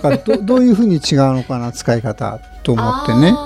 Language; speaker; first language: Japanese; native; Japanese